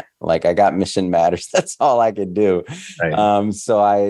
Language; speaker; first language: English; native; English